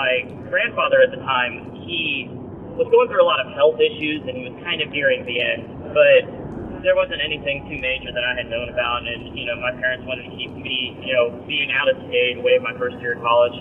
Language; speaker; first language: English; native; English